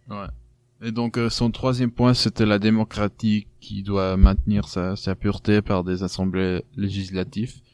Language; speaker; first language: French; non-native, fluent; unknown